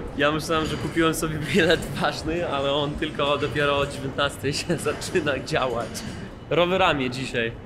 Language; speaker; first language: Polish; non-native, fluent; Russian